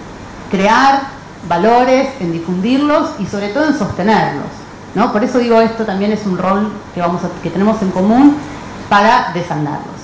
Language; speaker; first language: Spanish; native; Spanish